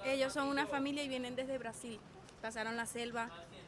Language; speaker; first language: Spanish; native; Spanish